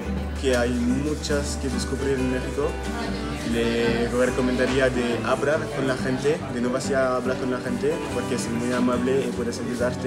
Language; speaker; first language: Spanish; non-native, learner; French